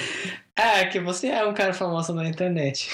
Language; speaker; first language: Portuguese; non-native, fluent; English